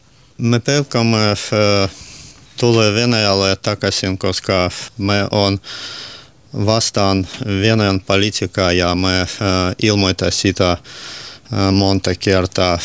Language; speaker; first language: Finnish; non-native, learner; Russian